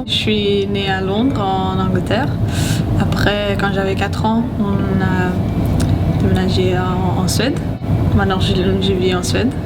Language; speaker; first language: French; early bilingual, heritage; Swedish